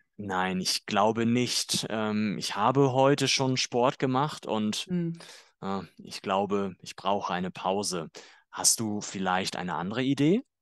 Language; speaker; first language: German; native; German